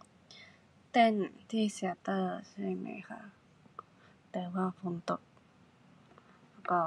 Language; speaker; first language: Thai; non-native, learner; Japanese